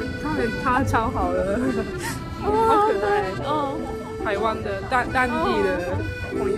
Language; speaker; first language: Chinese; non-native, learner; Japanese